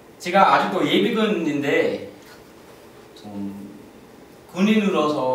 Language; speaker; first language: Korean; non-native, learner; English